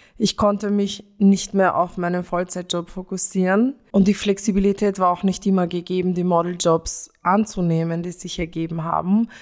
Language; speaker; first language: German; early bilingual, other home language; Romanian